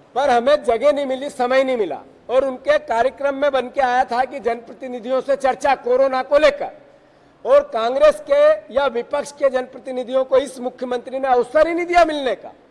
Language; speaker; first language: Hindi; native; Hindi